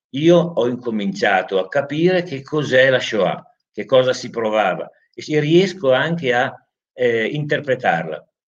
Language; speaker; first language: Italian; native; Italian